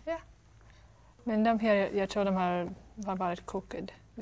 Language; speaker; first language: Swedish; non-native, fluent; English